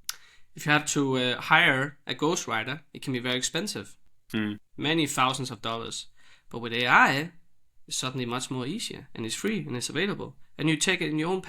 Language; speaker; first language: English; non-native, fluent; Danish